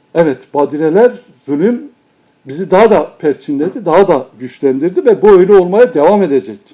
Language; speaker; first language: Turkish; non-native, local second language; Kurdish